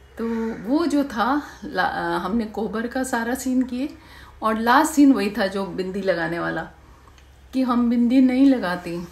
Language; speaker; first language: Hindi; native; Hindi